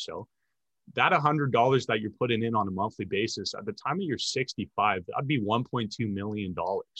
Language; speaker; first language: English; native; English